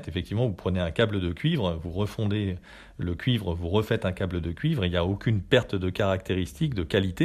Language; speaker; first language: French; native; French